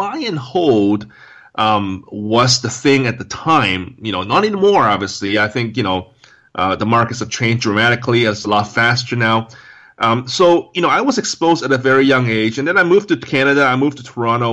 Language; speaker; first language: English; non-native, local second language; Cantonese